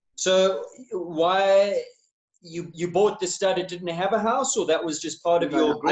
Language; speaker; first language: English; native; English